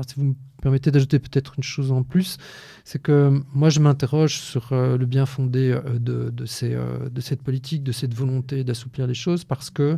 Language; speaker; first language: French; native; French